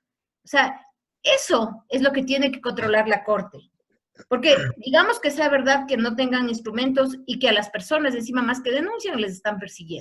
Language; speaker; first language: Spanish; native; Spanish